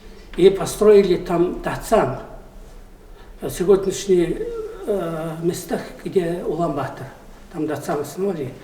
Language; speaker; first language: Russian; non-native, learner; Mongolian